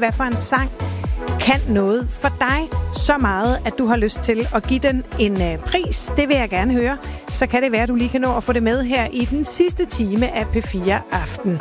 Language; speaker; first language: Danish; native; Danish